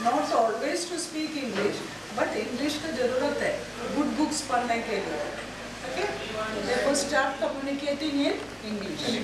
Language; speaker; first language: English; non-native, local second language; Hindi